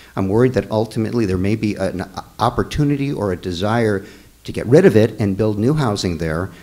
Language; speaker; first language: English; native; English